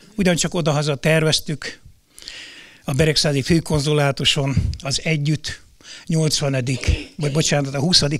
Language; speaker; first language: Hungarian; native; Hungarian